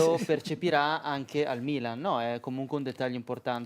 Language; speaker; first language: Italian; native; Italian